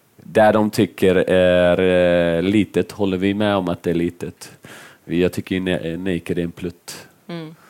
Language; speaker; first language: Swedish; early bilingual, other home language; Finnish